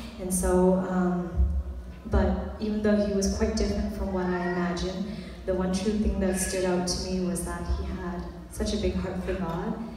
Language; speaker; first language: English; early bilingual, other home language; Vietnamese